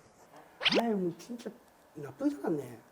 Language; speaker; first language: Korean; non-native, learner; Japanese